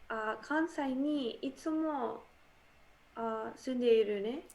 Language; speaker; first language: Japanese; non-native, learner; English